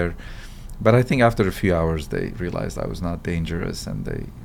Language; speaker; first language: English; non-native, fluent; Arabic